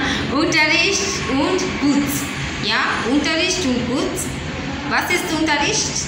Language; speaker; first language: German; non-native, learner; English